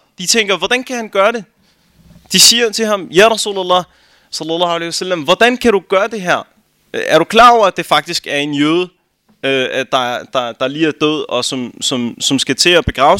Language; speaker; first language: Danish; early bilingual, other home language; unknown